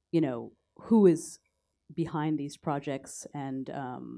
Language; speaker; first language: English; native; English